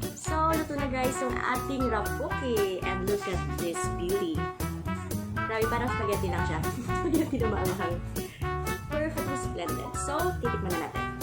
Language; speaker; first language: Filipino; native; Filipino